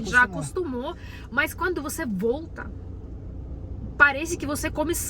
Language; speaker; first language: Portuguese; non-native, learner; Russian